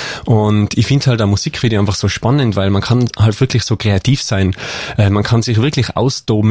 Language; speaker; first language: German; native; German